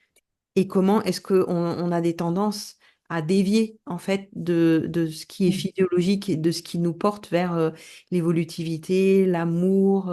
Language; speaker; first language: French; native; French